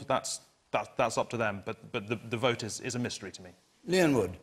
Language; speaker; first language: English; native; English